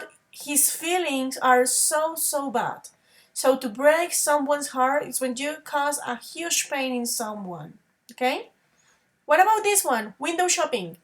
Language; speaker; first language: English; non-native, fluent; Spanish